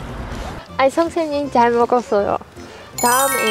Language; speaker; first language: Korean; non-native, learner; German